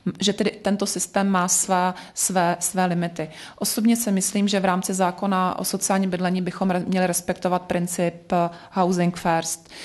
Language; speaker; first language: Czech; native; Czech